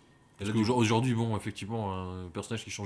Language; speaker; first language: French; native; French